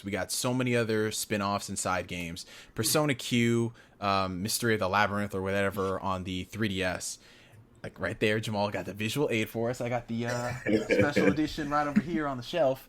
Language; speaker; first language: English; native; English